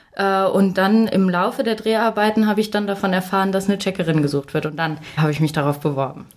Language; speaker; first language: German; native; German